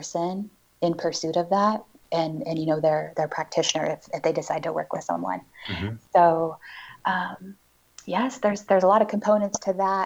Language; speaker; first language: English; native; English